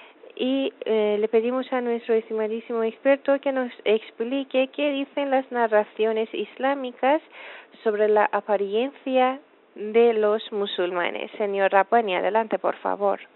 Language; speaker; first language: Spanish; non-native, fluent; Persian